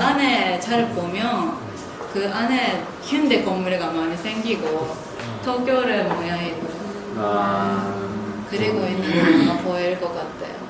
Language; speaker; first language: Korean; non-native, fluent; Japanese